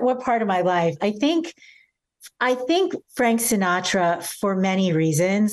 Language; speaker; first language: English; native; English